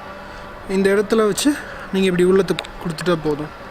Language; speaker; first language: Tamil; native; Tamil